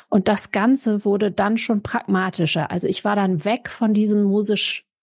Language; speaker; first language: German; native; German